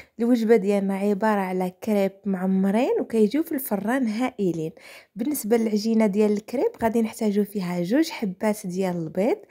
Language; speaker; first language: Arabic; native; Arabic